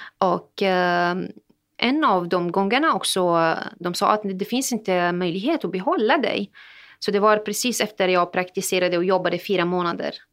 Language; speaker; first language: Swedish; non-native, fluent; Arabic